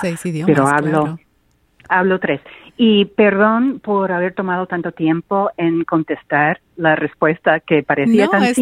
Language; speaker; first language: Spanish; non-native, fluent; English